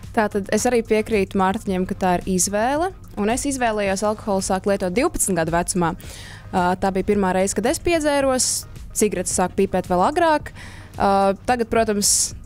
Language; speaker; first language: Latvian; native; Latvian